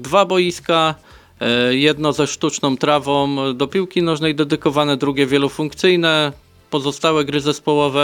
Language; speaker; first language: Polish; native; Polish